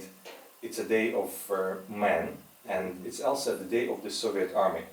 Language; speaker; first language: English; non-native, fluent; Russian